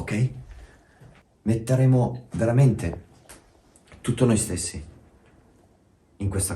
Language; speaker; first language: Italian; native; Italian